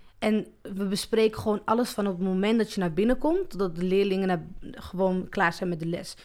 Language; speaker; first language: Dutch; early bilingual, other home language; Arabic